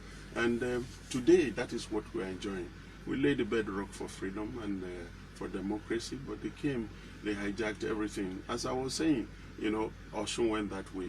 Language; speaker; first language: English; non-native, local second language; Yoruba